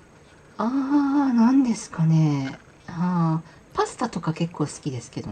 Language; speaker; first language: Japanese; native; Japanese